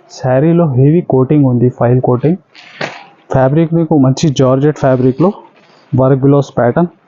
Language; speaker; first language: Telugu; non-native, local second language; Urdu